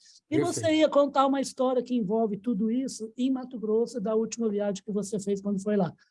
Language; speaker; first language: Portuguese; native; Portuguese